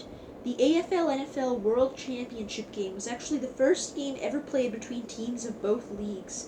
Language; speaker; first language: English; native; English